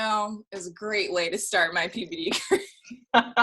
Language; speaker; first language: English; native; English